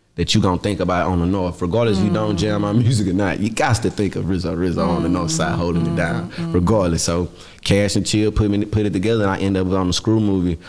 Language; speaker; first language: English; native; English